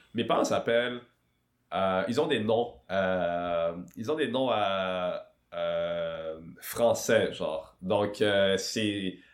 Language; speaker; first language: French; early bilingual, other home language; Swahili